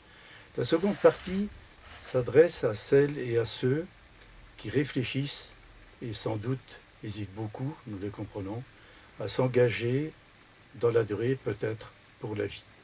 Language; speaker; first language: French; native; French